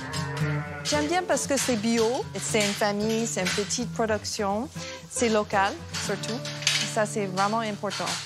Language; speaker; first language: French; non-native, fluent; English